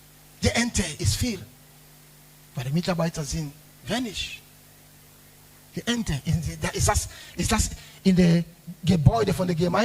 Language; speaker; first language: German; non-native, learner; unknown